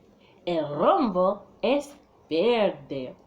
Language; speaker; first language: Spanish; non-native, fluent; English